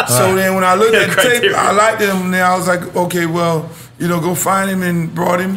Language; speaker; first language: English; native; English